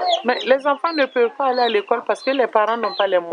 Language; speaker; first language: French; non-native, local second language; Mossi